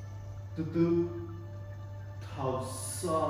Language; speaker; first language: Vietnamese; non-native, learner; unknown